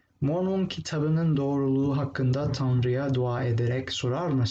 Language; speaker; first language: Turkish; non-native, fluent; English